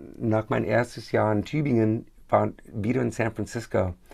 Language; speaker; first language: German; non-native, fluent; English